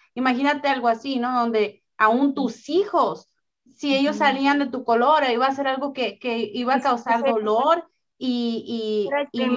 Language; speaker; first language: Spanish; native; Spanish